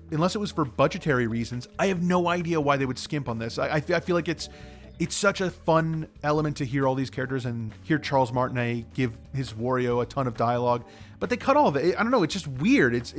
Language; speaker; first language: English; native; English